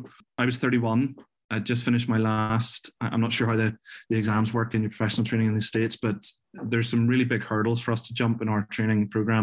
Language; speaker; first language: English; native; English